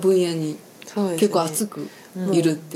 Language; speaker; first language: Japanese; native; Japanese